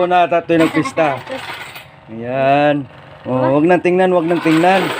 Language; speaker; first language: Filipino; native; Filipino